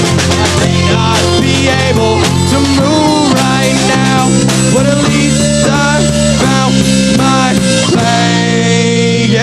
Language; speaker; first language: English; native; English